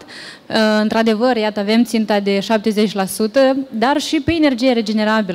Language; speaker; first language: Romanian; native; Romanian